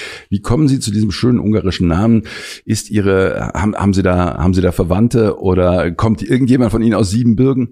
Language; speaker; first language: German; native; German